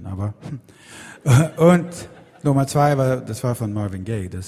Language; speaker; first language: German; non-native, learner; Swedish